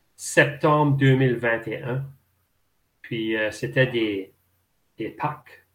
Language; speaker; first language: French; native; French